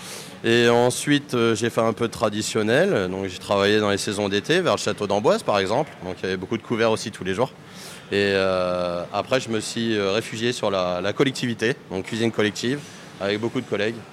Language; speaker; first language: French; native; French